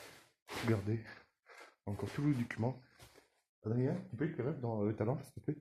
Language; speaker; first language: French; native; French